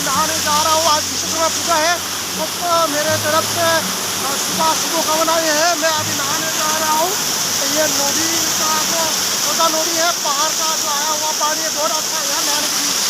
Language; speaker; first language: Hindi; non-native, local second language; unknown